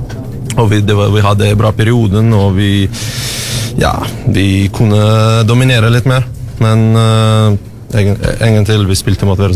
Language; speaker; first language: Norwegian; non-native, learner; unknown